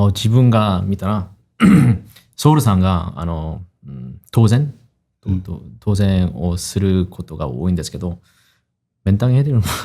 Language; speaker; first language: Japanese; non-native, fluent; Korean